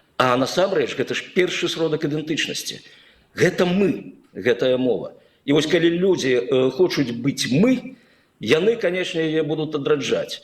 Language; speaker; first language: Belarusian; non-native, local second language; Russian